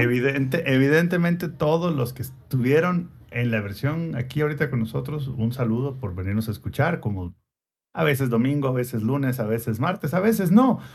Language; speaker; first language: Spanish; native; Spanish